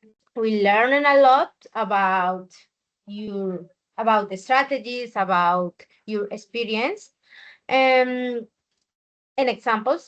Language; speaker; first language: English; non-native, learner; Spanish